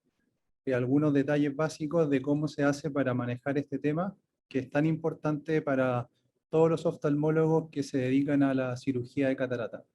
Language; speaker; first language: Spanish; native; Spanish